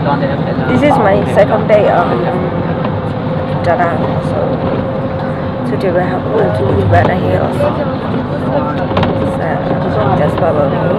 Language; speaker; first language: English; non-native, learner; Indonesian